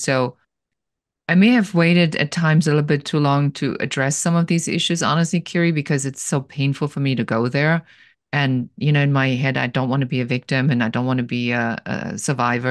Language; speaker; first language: English; non-native, fluent; German